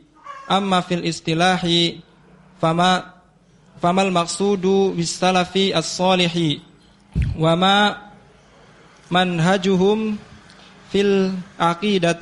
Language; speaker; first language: Arabic; non-native, learner; Indonesian